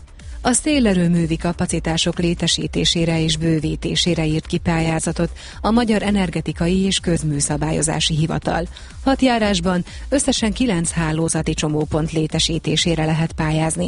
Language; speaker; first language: Hungarian; native; Hungarian